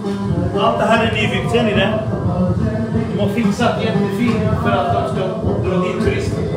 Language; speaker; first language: Swedish; early bilingual, other home language; Assyrian Neo-Aramaic